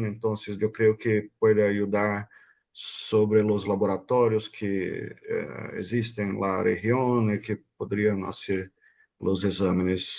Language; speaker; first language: Spanish; non-native, fluent; Portuguese